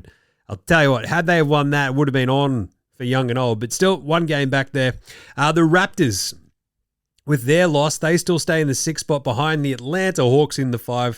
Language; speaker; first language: English; native; English